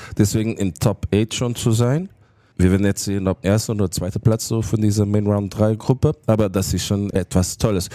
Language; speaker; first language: German; non-native, learner; Portuguese